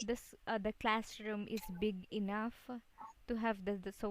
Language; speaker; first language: English; non-native, local second language; Filipino